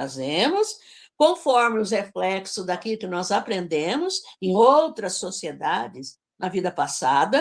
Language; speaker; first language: Portuguese; native; Portuguese